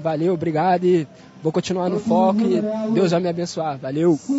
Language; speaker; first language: Portuguese; native; Portuguese